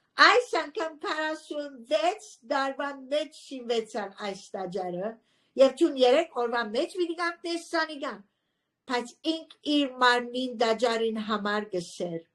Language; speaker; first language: Armenian; early bilingual, heritage; Armenian